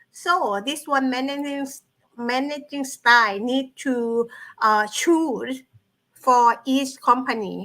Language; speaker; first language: English; non-native, learner; Thai